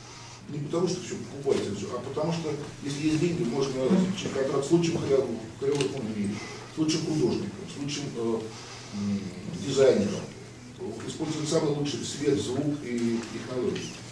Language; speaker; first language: Russian; native; Russian